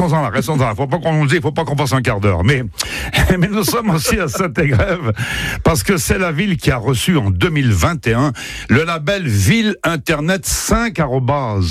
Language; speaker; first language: French; native; French